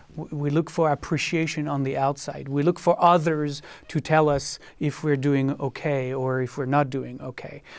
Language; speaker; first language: English; non-native, fluent; French